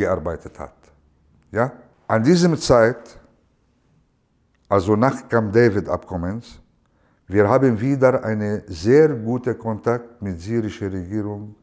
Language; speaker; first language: German; non-native, learner; Arabic